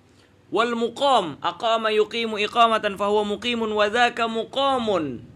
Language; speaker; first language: Arabic; non-native, fluent; Indonesian